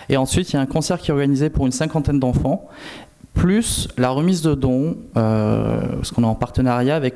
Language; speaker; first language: French; native; French